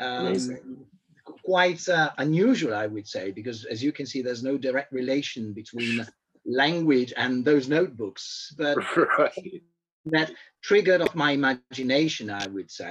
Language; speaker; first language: English; non-native, fluent; Italian